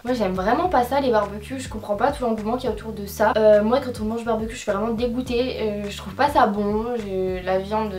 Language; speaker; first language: French; native; French